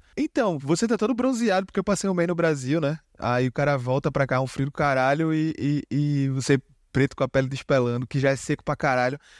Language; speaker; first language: Portuguese; native; Portuguese